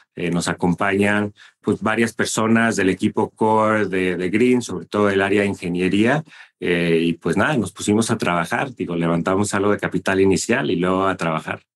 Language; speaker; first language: Spanish; native; Spanish